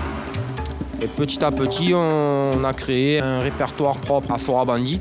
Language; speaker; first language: French; native; French